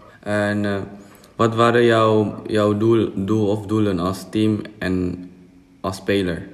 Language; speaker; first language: Dutch; non-native, fluent; Indonesian